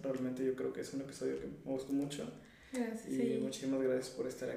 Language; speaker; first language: Spanish; native; Spanish